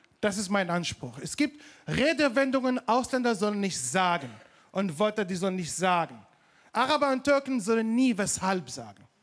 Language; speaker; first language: German; non-native, fluent; Arabic